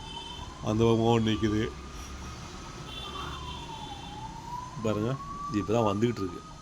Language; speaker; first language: Tamil; native; Tamil